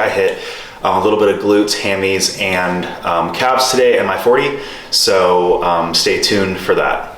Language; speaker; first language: English; native; English